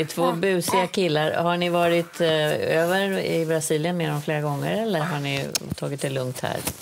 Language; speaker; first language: Swedish; native; Swedish